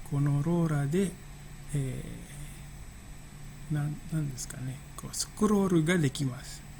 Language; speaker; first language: Japanese; non-native, fluent; Indonesian